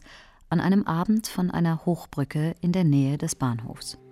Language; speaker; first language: German; native; German